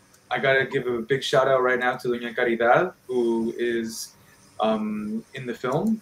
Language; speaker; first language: English; early bilingual, other home language; Spanish